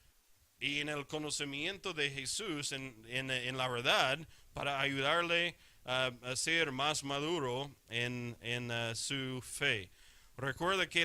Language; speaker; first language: Spanish; non-native, fluent; English